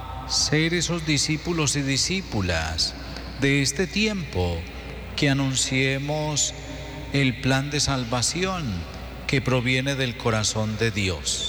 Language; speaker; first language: Spanish; native; Spanish